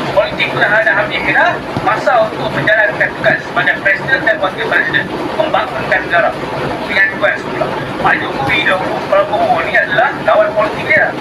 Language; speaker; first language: Malay; native; Malay